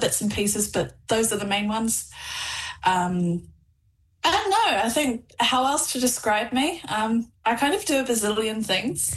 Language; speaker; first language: English; native; English